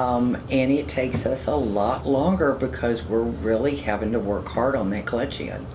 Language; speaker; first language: English; native; English